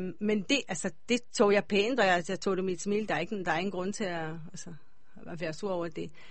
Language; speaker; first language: Danish; non-native, fluent; Hebrew